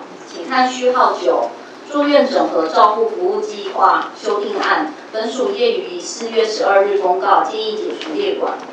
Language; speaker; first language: Chinese; native; Chinese